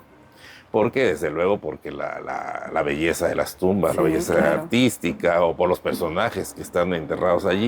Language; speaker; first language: Spanish; native; Spanish